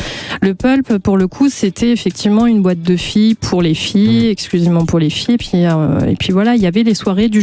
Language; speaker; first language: French; native; French